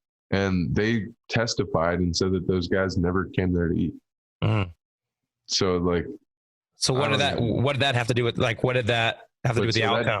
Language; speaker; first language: English; native; English